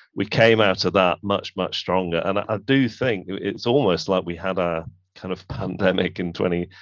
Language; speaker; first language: English; native; English